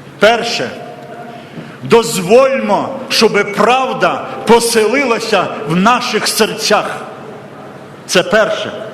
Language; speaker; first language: Ukrainian; native; Ukrainian